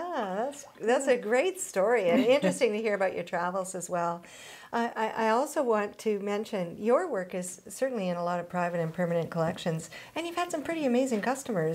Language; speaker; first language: English; native; English